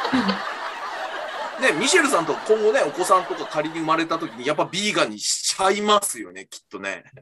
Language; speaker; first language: Japanese; native; Japanese